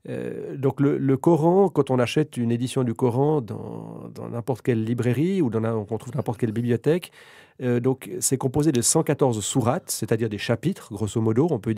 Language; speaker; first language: French; native; French